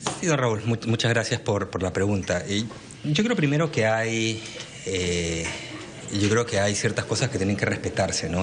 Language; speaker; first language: Spanish; native; Spanish